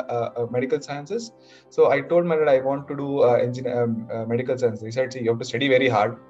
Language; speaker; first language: English; non-native, local second language; Kannada